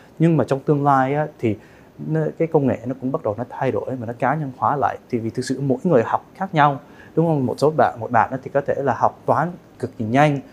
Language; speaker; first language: Vietnamese; early bilingual, heritage; Vietnamese